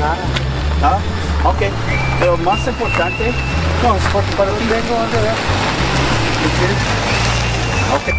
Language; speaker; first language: Spanish; non-native, learner; English